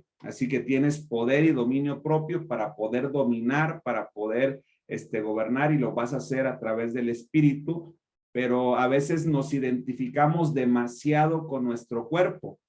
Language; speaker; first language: Spanish; native; Spanish